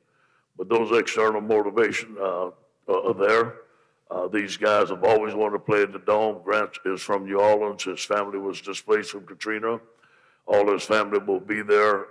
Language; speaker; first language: English; native; English